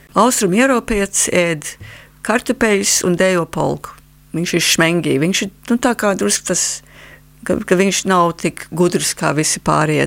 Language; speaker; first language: Latvian; early bilingual, heritage; Latvian